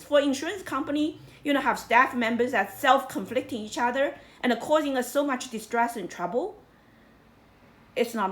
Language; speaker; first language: English; non-native, fluent; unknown